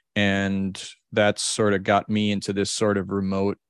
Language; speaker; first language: English; native; English